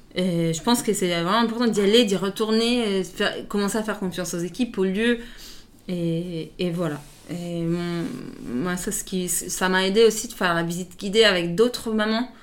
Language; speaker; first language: French; non-native, fluent; Italian